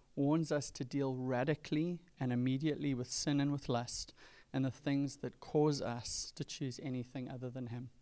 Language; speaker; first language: English; native; English